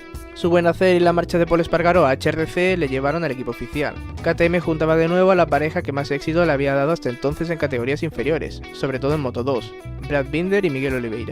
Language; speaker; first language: Spanish; native; Spanish